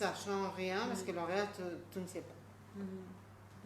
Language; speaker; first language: French; non-native, fluent; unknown